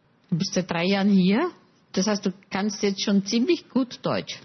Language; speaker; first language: German; native; German